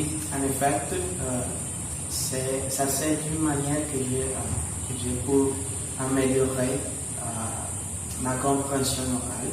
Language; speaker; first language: French; non-native, learner; Spanish